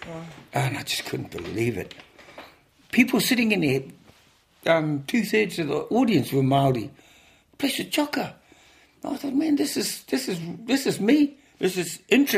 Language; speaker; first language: English; native; English